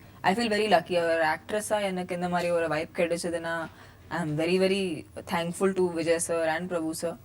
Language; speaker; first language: Tamil; non-native, fluent; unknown